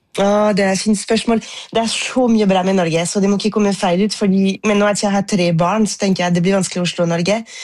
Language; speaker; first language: Norwegian; non-native, fluent; French